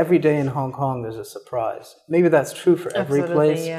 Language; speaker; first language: English; native; English